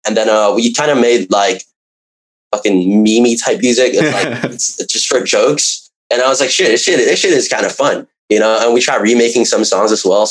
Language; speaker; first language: English; non-native, local second language; Cantonese